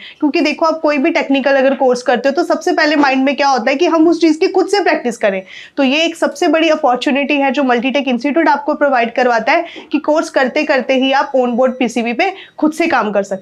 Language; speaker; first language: Hindi; native; Hindi